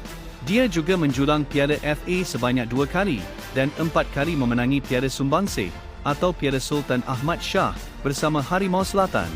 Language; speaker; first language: Malay; native; Malay